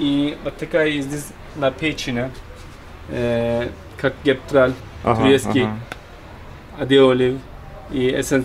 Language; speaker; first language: Russian; non-native, learner; Turkish